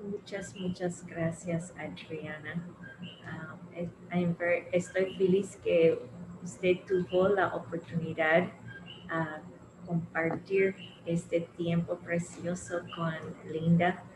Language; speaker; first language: Spanish; non-native, fluent; English